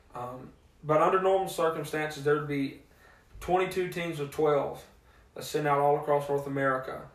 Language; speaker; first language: English; native; English